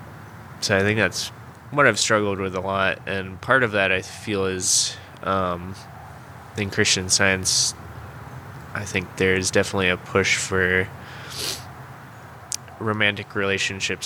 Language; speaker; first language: English; native; English